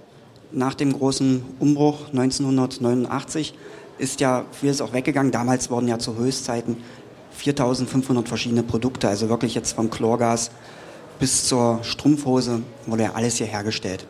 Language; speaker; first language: German; native; German